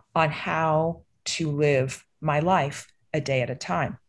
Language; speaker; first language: English; native; English